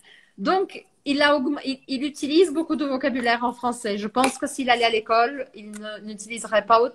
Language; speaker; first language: French; non-native, fluent; Portuguese